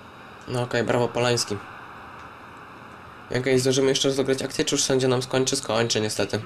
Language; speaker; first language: Polish; native; Polish